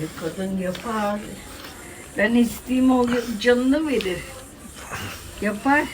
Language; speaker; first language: Turkish; native; Turkish